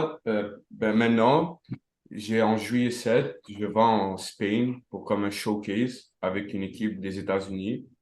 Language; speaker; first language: French; non-native, local second language; Arabic